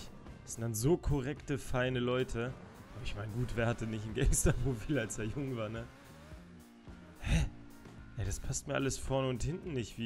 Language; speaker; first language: German; native; German